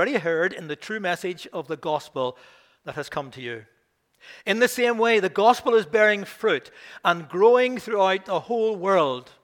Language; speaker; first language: English; native; English